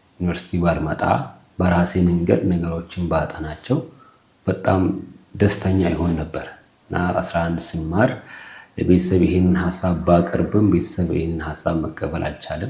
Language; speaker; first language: Amharic; non-native, local second language; Oromo